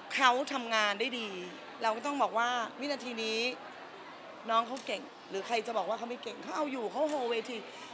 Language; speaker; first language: Thai; native; Thai